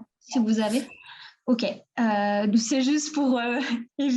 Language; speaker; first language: French; non-native, fluent; Spanish